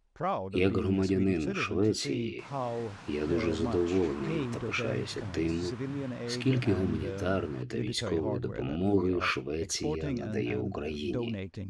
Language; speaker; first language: Ukrainian; non-native, fluent; Swedish